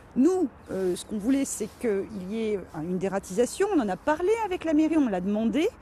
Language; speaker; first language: French; native; French